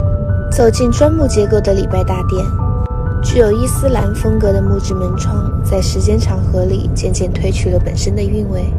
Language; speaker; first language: Chinese; native; Chinese